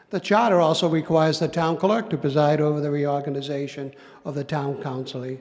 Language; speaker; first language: English; native; English